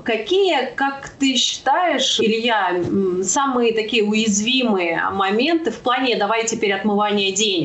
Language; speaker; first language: Russian; native; Russian